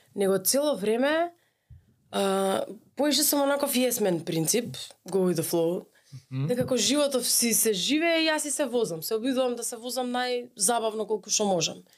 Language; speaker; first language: Macedonian; native; Macedonian